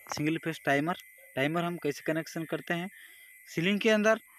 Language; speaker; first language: Hindi; non-native, local second language; Odia